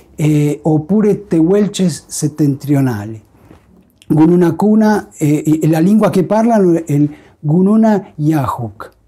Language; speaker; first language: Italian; non-native, fluent; Spanish